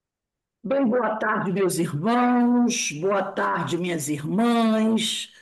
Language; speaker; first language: Portuguese; native; Portuguese